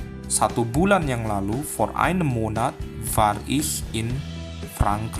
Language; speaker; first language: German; non-native, fluent; Indonesian